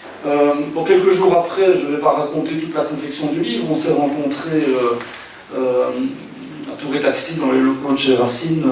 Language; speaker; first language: French; native; French